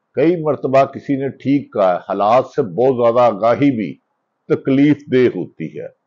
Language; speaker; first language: Urdu; non-native, local second language; Punjabi